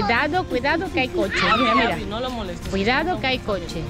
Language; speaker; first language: Spanish; non-native, learner; Filipino